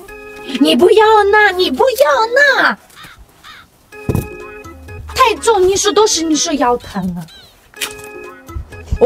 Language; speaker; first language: Chinese; non-native, learner; Ukrainian